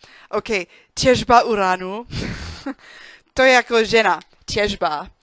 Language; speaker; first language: Czech; non-native, learner; English